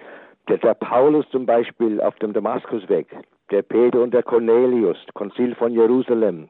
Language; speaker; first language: German; non-native, fluent; English